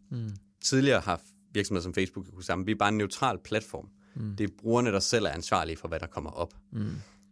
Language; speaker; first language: Danish; native; Danish